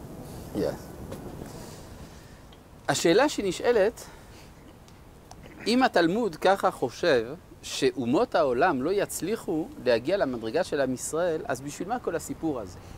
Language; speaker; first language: Hebrew; non-native, fluent; French